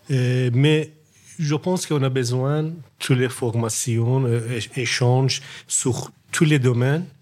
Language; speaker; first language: French; non-native, learner; Persian